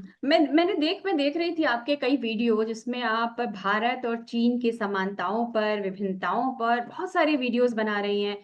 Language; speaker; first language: Hindi; native; Hindi